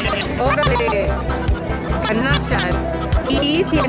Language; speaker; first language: Spanish; non-native, learner; English